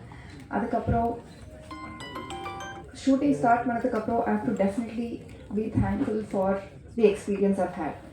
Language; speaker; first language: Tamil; non-native, learner; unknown